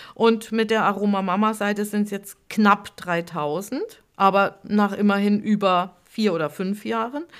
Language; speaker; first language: German; native; German